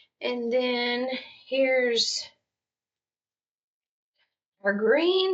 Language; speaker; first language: English; native; English